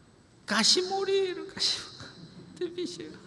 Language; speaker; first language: Spanish; non-native, learner; Korean